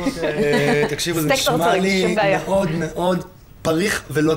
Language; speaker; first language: Hebrew; native; Hebrew